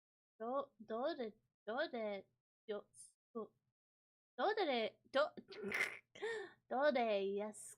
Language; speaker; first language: Japanese; non-native, learner; English